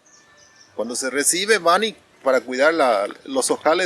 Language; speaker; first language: Spanish; native; Spanish